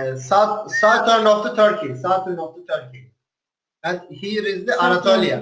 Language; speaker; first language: English; non-native, learner; Turkish